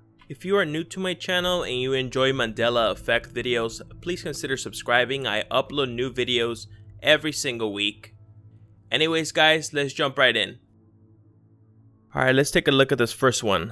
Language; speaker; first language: English; native; English